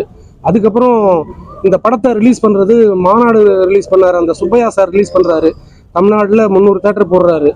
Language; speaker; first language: Tamil; native; Tamil